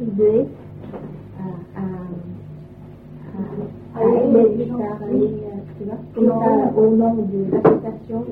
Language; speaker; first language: French; non-native, fluent; Vietnamese